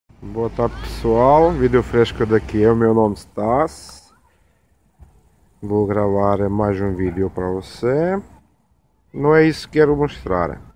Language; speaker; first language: Portuguese; non-native, learner; Ukrainian